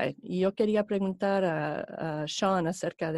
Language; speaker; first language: Spanish; non-native, fluent; English